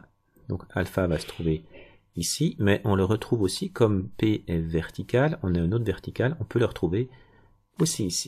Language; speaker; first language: French; native; French